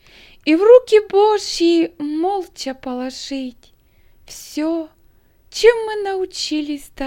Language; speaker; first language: Russian; native; Russian